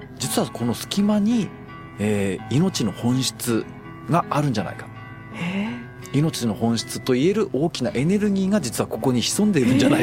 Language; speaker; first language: Japanese; native; Japanese